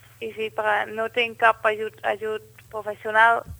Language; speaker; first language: Catalan; non-native, fluent; Dutch